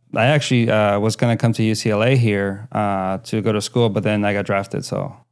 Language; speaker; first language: English; early bilingual, other home language; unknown